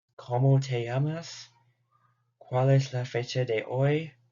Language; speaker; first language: Spanish; non-native, learner; English